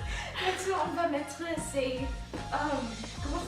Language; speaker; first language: French; non-native, learner; English